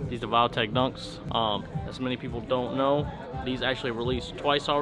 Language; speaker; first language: English; native; English